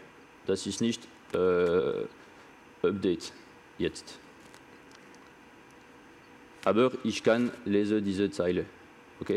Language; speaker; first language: German; non-native, learner; French